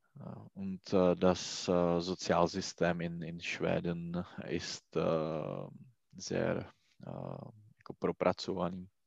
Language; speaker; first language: German; non-native, learner; Czech